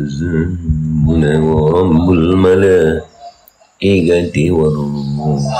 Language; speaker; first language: Malay; non-native, local second language; Achinese